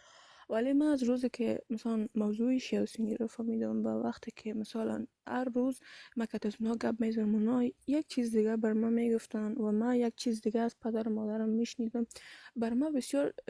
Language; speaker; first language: Persian; early bilingual, heritage; Persian